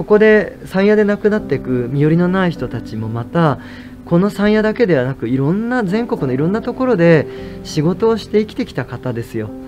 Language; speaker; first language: Japanese; native; Japanese